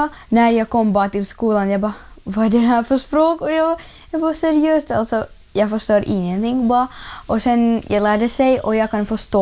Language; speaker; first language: Swedish; early bilingual, other home language; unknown